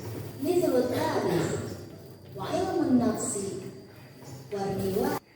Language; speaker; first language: Arabic; non-native, learner; Indonesian